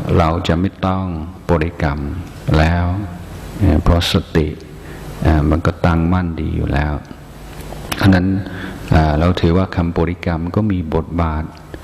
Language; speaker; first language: Thai; non-native, fluent; English